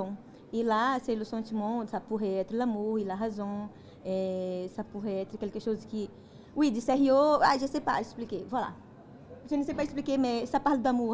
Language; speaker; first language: French; non-native, fluent; Portuguese